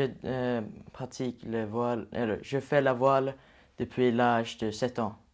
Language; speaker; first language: French; non-native, learner; Swedish